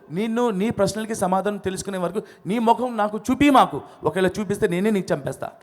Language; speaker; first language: Telugu; non-native, local second language; Odia